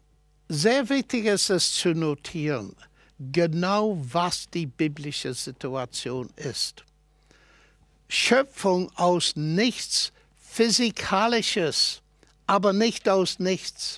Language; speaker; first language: German; non-native, fluent; English